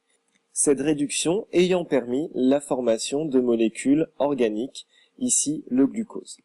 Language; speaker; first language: French; native; French